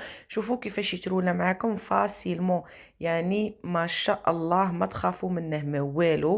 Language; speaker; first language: Arabic; native; Arabic